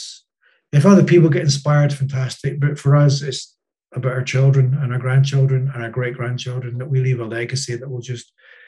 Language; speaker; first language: English; native; English